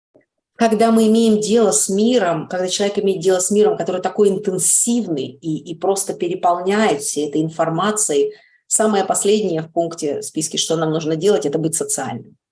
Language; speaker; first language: Russian; native; Russian